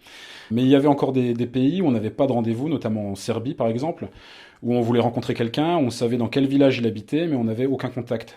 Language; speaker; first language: French; native; French